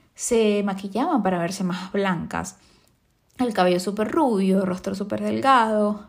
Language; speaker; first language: Spanish; native; Spanish